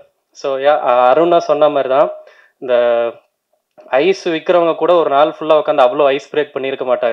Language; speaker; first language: Tamil; native; Tamil